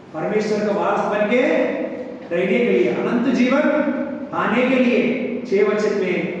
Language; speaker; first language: Hindi; non-native, local second language; Telugu